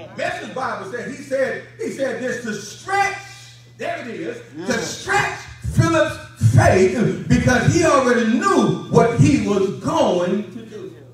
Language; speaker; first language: English; native; English